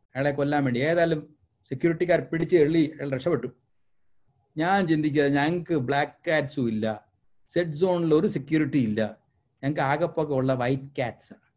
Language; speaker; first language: Malayalam; early bilingual, heritage; Malayalam